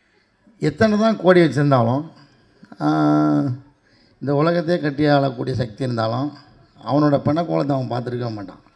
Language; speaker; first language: Tamil; native; Tamil